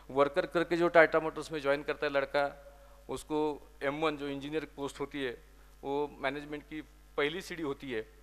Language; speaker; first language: Hindi; non-native, local second language; Marathi